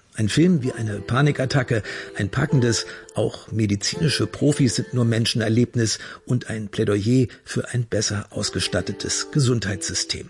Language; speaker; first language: German; native; German